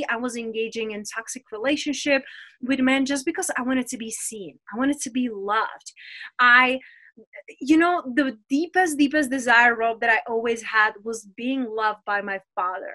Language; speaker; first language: English; non-native, fluent; Czech